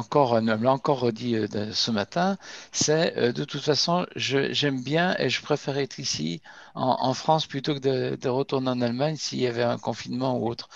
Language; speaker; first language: French; native; French